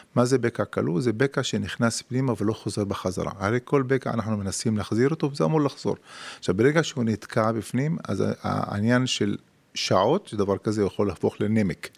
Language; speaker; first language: Hebrew; non-native, local second language; Arabic